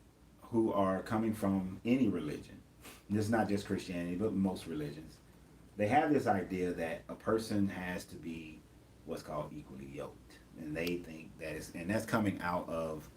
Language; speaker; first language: English; native; English